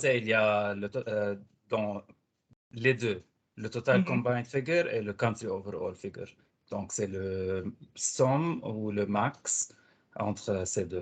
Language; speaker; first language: French; non-native, fluent; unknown